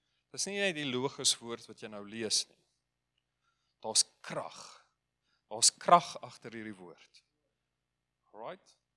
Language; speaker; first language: Afrikaans; non-native, fluent; Dutch